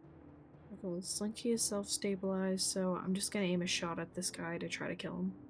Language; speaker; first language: English; native; English